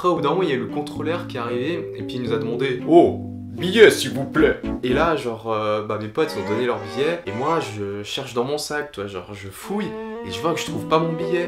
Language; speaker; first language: French; native; French